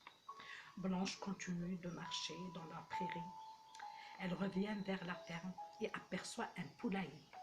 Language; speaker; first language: French; non-native, local second language; Arabic